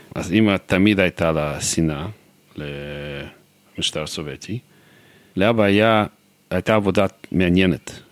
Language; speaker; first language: Hebrew; non-native, fluent; Russian